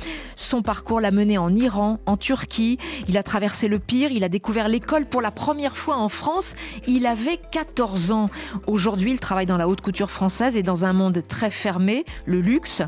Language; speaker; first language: French; native; French